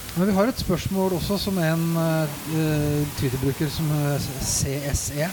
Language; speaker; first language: Norwegian; native; Norwegian